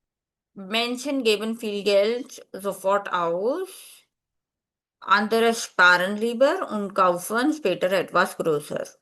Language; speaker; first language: German; non-native, fluent; Hindi